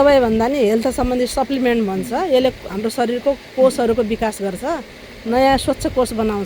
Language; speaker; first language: Nepali; native; Nepali